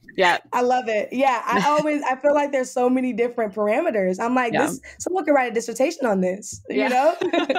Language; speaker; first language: English; native; English